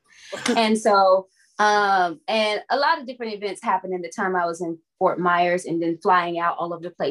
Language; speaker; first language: English; native; English